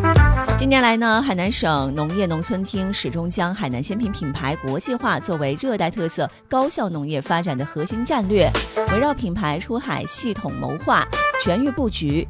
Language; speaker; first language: Chinese; native; Chinese